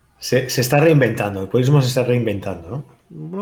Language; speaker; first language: Spanish; native; Spanish